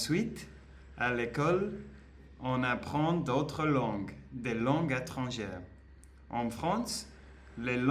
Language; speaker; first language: French; non-native, learner; Spanish